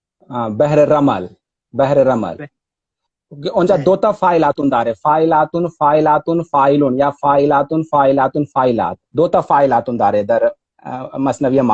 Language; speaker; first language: Persian; non-native, learner; Hindi